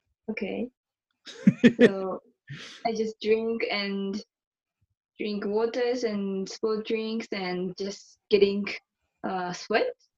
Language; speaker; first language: English; non-native, learner; Japanese